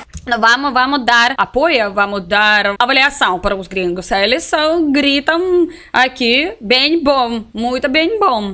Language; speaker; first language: Portuguese; non-native, learner; Russian